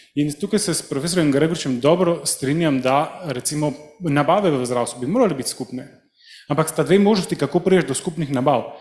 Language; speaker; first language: Slovenian; early bilingual, heritage; Slovenian